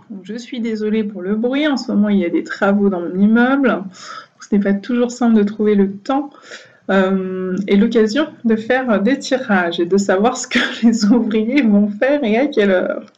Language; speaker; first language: French; native; French